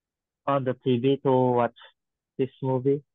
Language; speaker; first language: English; non-native, learner; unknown